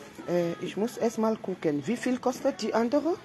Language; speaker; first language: German; non-native, fluent; French